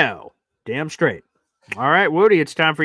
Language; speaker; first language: English; native; English